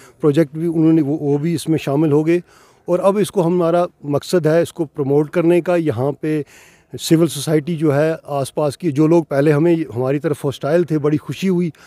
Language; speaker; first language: Urdu; non-native, local second language; Kashmiri